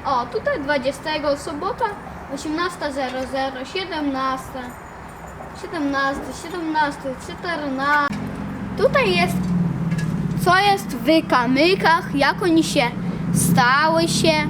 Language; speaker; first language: Polish; early bilingual, other home language; Russian